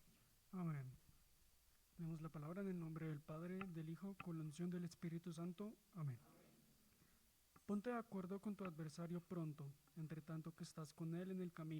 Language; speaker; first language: Spanish; native; Spanish